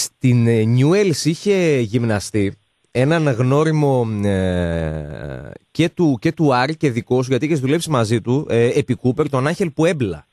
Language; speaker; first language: Greek; native; Greek